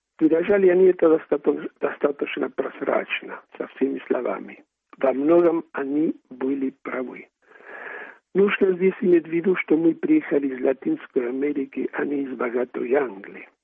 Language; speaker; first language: Russian; non-native, fluent; Spanish